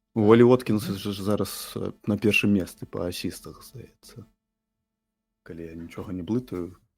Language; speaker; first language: Belarusian; non-native, local second language; Russian